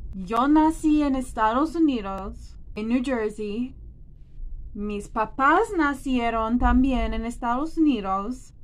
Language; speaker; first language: Spanish; non-native, fluent; English